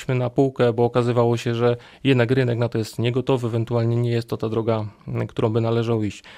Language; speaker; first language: Polish; native; Polish